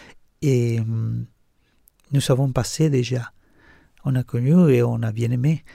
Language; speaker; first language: French; non-native, fluent; Spanish